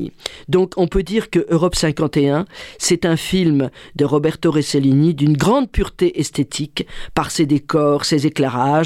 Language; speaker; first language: French; native; French